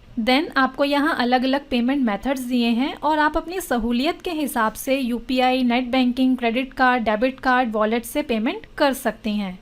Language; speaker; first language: Hindi; native; Hindi